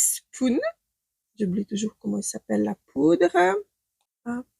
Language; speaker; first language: French; non-native, fluent; Ukrainian